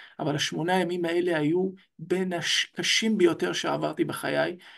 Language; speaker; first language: Hebrew; non-native, local second language; Arabic